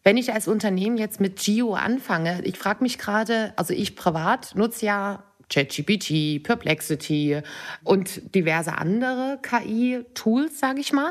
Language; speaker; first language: German; native; German